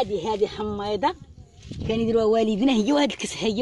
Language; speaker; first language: Arabic; native; Arabic